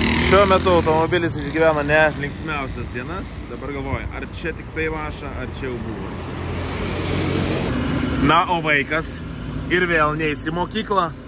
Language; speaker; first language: Lithuanian; native; Lithuanian